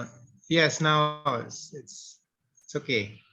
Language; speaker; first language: English; non-native, fluent; Indonesian